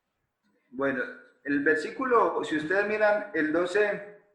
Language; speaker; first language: Spanish; native; Spanish